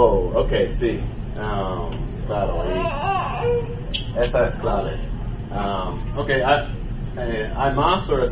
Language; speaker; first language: Spanish; non-native, learner; English